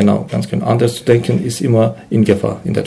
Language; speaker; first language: German; non-native, learner; Turkish